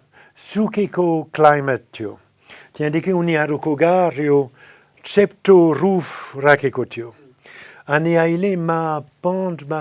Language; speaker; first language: Nepali; non-native, fluent; French